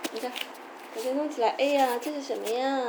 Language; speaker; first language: Chinese; native; Chinese